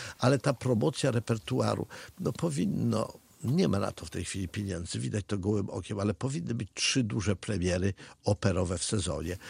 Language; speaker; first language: Polish; native; Polish